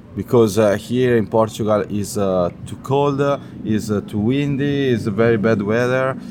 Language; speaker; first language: English; non-native, learner; Italian